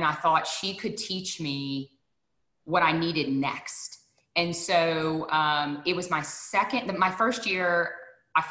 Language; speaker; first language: English; native; English